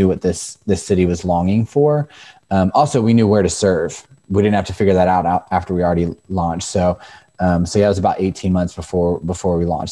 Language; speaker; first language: English; native; English